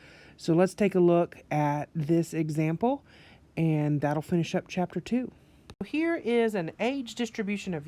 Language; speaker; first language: English; native; English